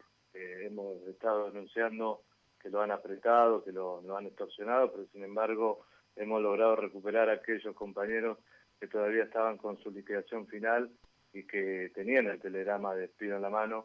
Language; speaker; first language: Spanish; native; Spanish